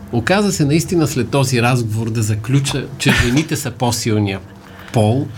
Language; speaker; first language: Bulgarian; native; Bulgarian